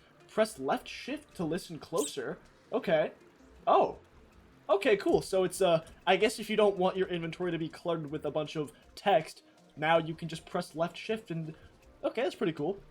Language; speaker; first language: English; native; English